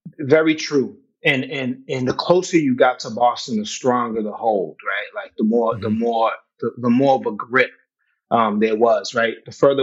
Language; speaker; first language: English; native; English